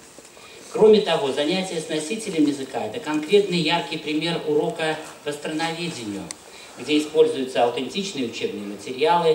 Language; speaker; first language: Russian; native; Russian